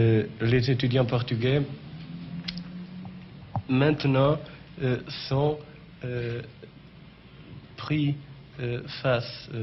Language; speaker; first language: French; non-native, fluent; Portuguese